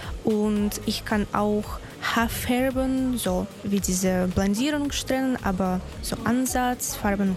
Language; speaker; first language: German; non-native, learner; Russian